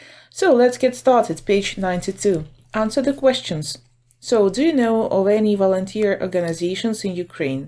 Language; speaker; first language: English; non-native, fluent; Ukrainian